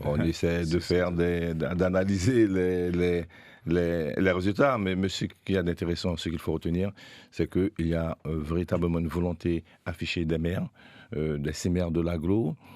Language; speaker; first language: French; native; French